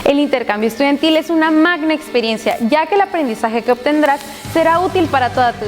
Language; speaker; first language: Spanish; native; Spanish